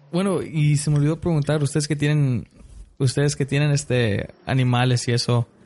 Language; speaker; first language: Spanish; early bilingual, heritage; Spanish